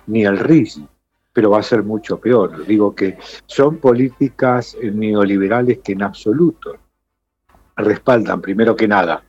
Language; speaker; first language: Spanish; native; Spanish